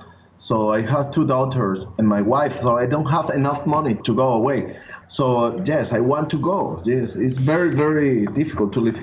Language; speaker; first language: English; non-native, learner; Spanish